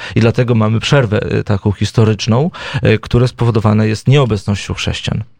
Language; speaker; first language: Polish; native; Polish